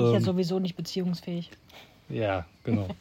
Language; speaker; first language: German; native; German